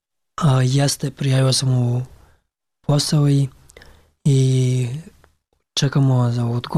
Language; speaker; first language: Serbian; non-native, learner; Pashto